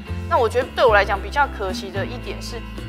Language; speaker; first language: Chinese; native; Chinese